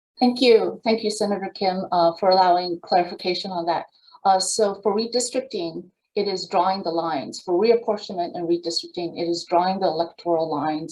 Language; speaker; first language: English; native; English